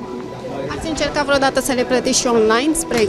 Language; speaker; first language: Romanian; native; Romanian